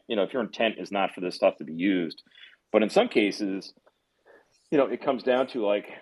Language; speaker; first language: English; native; English